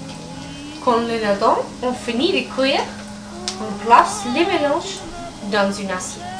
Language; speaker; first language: French; non-native, learner; English